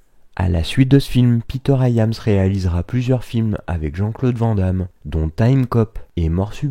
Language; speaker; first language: French; native; French